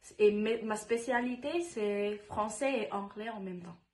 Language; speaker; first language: French; non-native, learner; Vietnamese